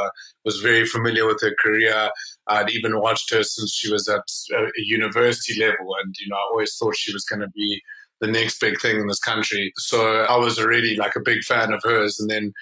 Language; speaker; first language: English; native; English